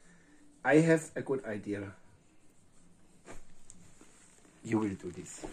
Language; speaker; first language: English; non-native, learner; German